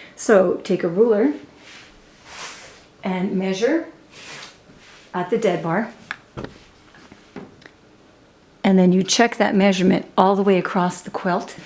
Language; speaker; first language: English; native; English